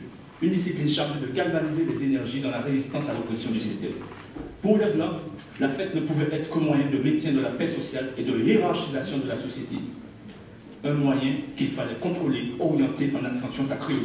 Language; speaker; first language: French; native; French